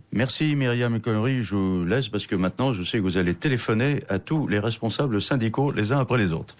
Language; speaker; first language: French; native; French